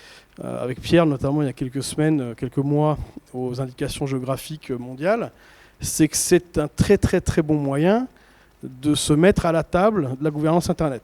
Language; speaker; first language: French; native; French